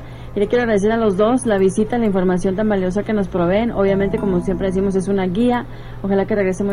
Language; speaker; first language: Spanish; native; Spanish